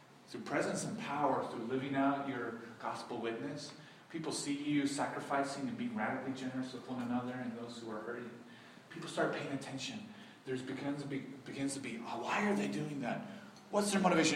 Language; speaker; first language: English; early bilingual, heritage; English